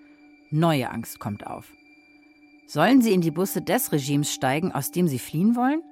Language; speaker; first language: German; native; German